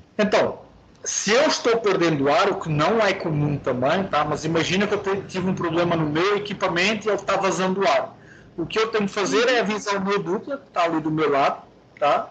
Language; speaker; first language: Portuguese; native; Portuguese